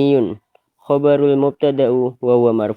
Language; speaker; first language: Arabic; non-native, learner; Indonesian